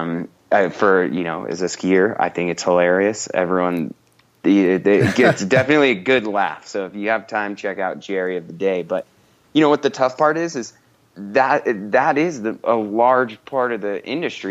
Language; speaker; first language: English; native; English